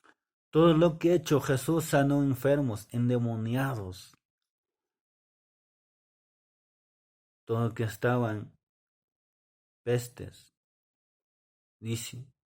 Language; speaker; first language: Spanish; non-native, local second language; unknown